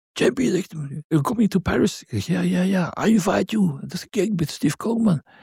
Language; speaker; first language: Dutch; native; Dutch